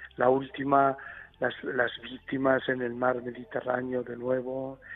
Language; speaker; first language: Spanish; native; Spanish